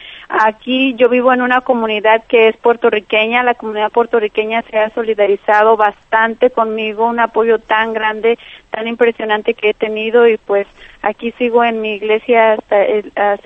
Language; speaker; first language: Spanish; native; Spanish